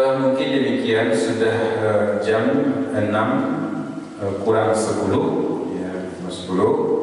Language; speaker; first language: Malay; non-native, local second language; Minangkabau